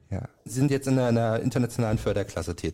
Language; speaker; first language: German; native; German